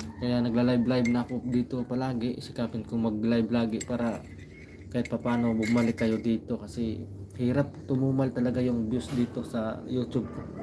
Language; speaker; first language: Filipino; non-native, local second language; Cebuano